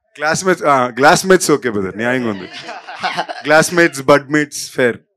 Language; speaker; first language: Telugu; native; Telugu